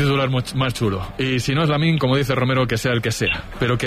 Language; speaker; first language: Spanish; native; Spanish